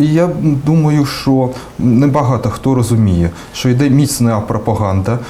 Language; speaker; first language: Ukrainian; early bilingual, heritage; Russian